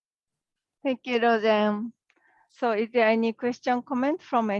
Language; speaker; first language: English; non-native, learner; Japanese